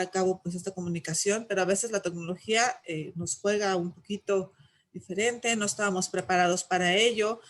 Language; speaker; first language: Spanish; native; Spanish